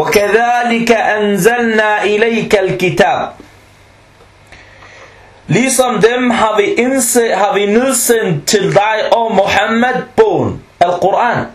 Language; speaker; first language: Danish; non-native, fluent; Arabic